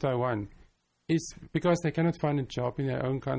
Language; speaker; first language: English; non-native, local second language; Afrikaans